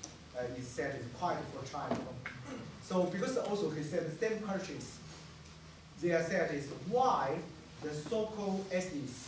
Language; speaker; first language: English; non-native, learner; Chinese